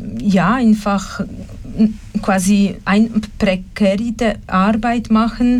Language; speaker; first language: German; non-native, fluent; Polish